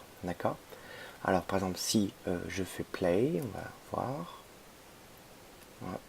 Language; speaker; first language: French; native; French